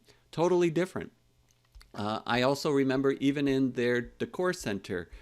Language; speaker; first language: English; native; English